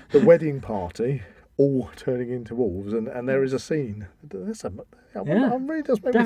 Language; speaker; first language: English; native; English